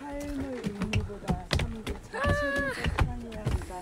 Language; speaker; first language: Korean; native; Korean